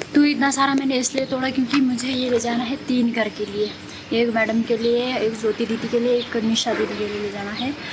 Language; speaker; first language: Hindi; non-native, fluent; Nepali